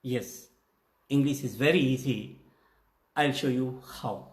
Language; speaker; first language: English; non-native, local second language; Telugu